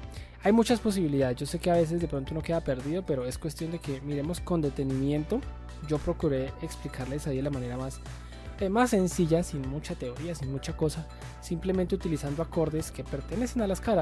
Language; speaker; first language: Spanish; native; Spanish